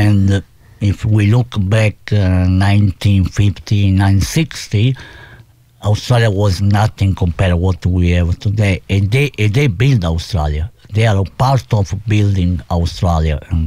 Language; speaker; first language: English; non-native, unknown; Italian